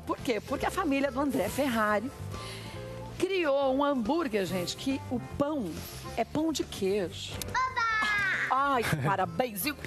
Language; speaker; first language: Portuguese; native; Portuguese